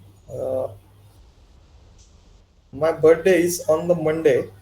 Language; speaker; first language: English; non-native, learner; Hindi